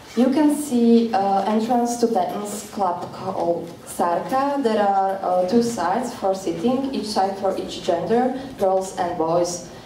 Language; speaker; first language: English; non-native, learner; Slovak